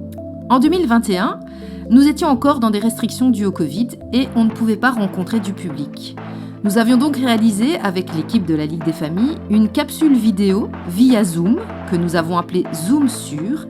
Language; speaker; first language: French; native; French